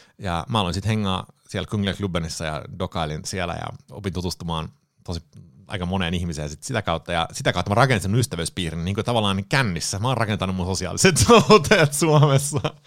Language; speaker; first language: Finnish; early bilingual, heritage; Finnish